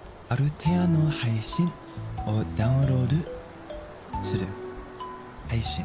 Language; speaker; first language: Japanese; non-native, learner; English